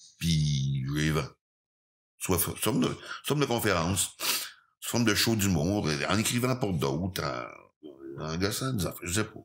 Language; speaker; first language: French; native; French